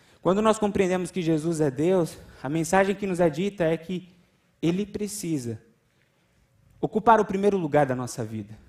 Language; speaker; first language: Portuguese; native; Portuguese